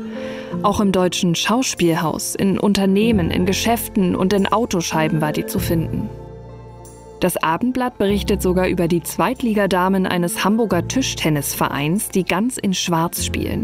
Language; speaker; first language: German; native; German